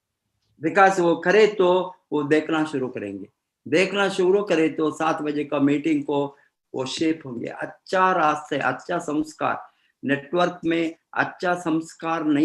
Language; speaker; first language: Hindi; non-native, fluent; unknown